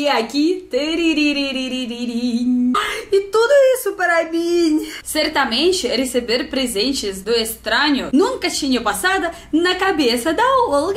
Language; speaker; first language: Portuguese; non-native, learner; Russian